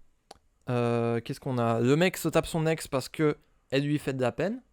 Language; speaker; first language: French; native; French